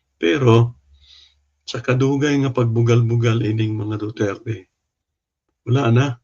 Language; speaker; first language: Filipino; non-native, local second language; Cebuano